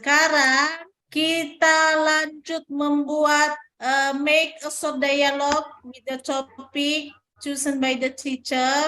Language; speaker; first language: English; non-native, learner; Indonesian